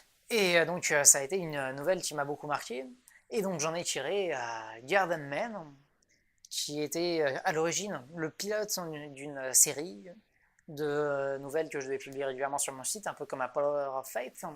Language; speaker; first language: French; native; French